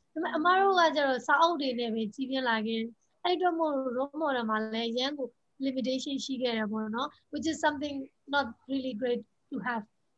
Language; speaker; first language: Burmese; non-native, local second language; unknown